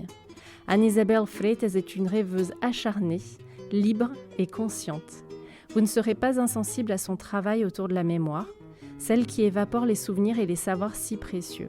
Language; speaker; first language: French; native; French